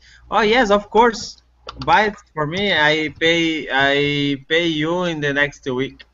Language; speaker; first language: English; non-native, learner; Portuguese